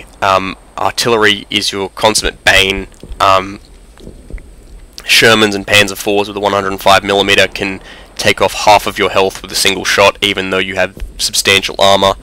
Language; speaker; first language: English; native; English